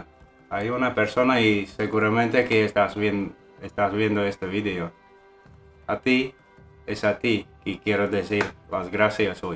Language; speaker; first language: Spanish; non-native, fluent; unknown